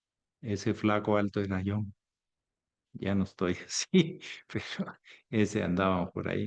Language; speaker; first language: Spanish; native; Spanish